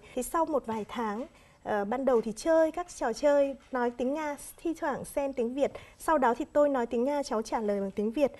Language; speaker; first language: Vietnamese; native; Vietnamese